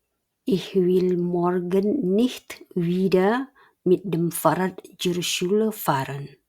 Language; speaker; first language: German; non-native, fluent; Indonesian